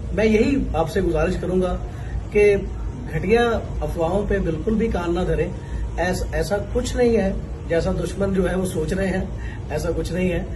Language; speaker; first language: Urdu; non-native, local second language; Punjabi